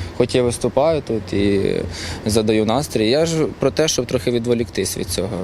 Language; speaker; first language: Ukrainian; non-native, local second language; Russian